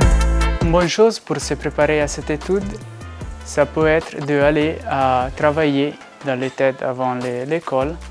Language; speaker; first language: French; non-native, local second language; Italian